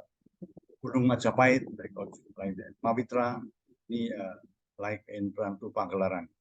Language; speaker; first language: English; non-native, learner; Indonesian